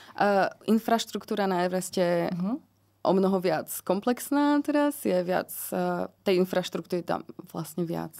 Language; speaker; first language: Slovak; native; Slovak